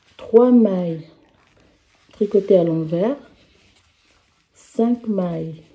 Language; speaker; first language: French; native; French